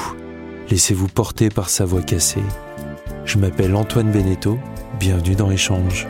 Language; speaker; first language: French; native; French